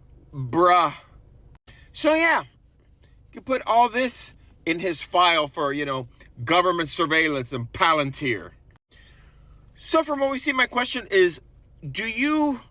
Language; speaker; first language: English; native; English